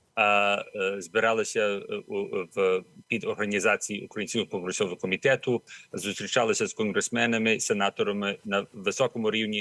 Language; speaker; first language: Ukrainian; early bilingual, heritage; Ukrainian